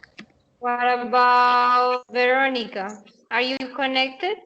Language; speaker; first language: English; non-native, fluent; Spanish